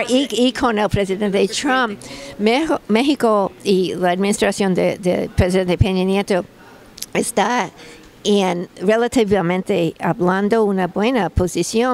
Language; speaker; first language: Spanish; non-native, fluent; English